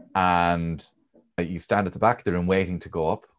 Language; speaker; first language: English; native; English